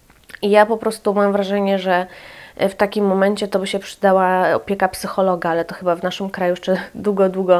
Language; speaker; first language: Polish; native; Polish